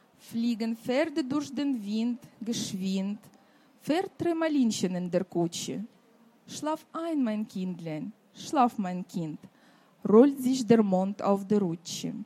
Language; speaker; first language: German; non-native, fluent; Russian